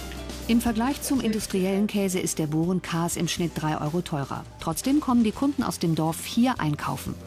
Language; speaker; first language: German; native; German